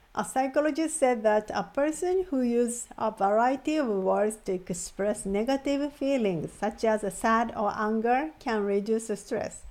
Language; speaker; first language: English; non-native, fluent; Japanese